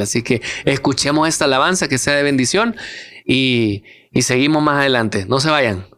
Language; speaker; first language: Spanish; native; Spanish